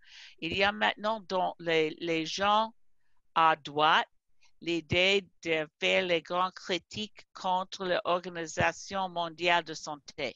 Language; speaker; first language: French; non-native, fluent; English